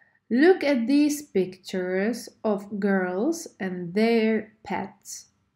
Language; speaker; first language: English; non-native, fluent; Czech